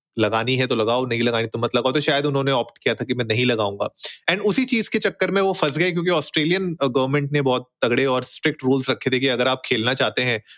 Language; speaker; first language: Hindi; native; Hindi